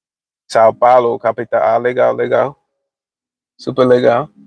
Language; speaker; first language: Portuguese; non-native, fluent; English